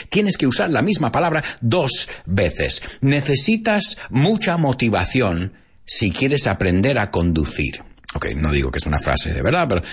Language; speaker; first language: Spanish; non-native, fluent; English